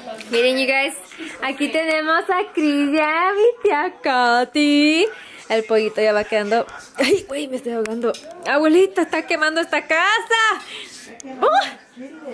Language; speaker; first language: Spanish; early bilingual, heritage; Spanish